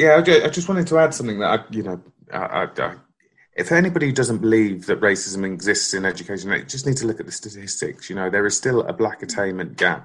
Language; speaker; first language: English; native; English